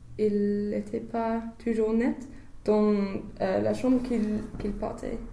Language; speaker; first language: French; non-native, learner; English